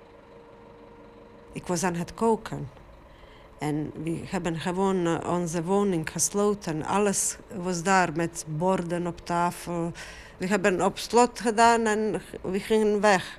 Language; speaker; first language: Dutch; non-native, fluent; Bosnian